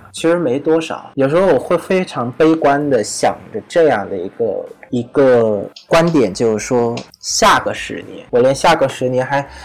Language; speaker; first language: Chinese; non-native, fluent; Vietnamese